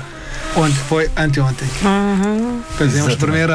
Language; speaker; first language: Portuguese; non-native, learner; Arabic